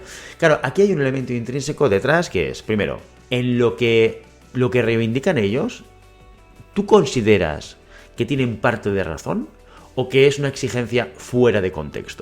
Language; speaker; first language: Spanish; native; Spanish